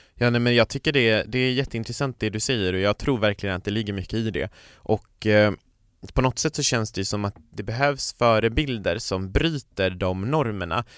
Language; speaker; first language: Swedish; native; Swedish